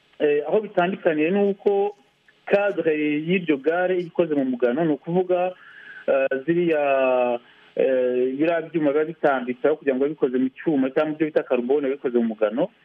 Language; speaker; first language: Kinyarwanda; early bilingual, heritage; Kinyarwanda